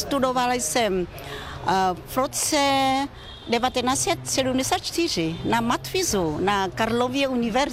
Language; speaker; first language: Czech; non-native, local second language; Vietnamese